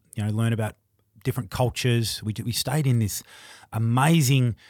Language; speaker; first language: English; native; English